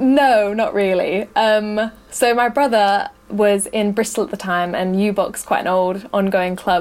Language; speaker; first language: English; native; English